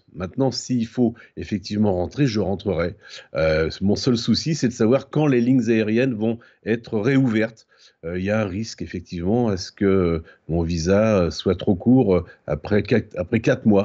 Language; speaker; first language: French; native; French